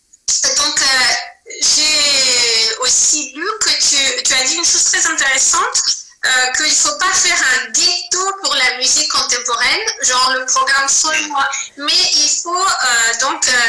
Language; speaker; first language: French; non-native, fluent; Azerbaijani